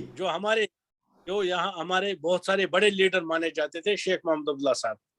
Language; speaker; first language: Urdu; non-native, local second language; Kashmiri